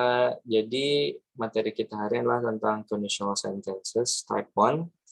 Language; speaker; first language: Indonesian; native; Indonesian